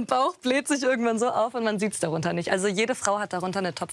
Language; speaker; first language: German; native; German